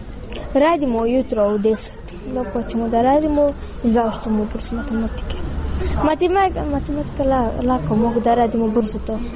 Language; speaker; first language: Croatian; non-native, learner; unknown